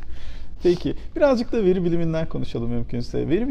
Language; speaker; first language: Turkish; native; Turkish